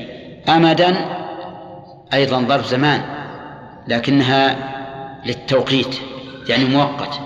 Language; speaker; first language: Arabic; native; Arabic